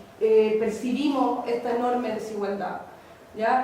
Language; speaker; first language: Spanish; native; Spanish